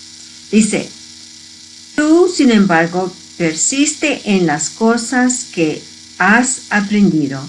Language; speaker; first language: Spanish; early bilingual, heritage; Spanish